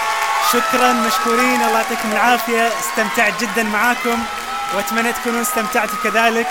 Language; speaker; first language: Arabic; native; Arabic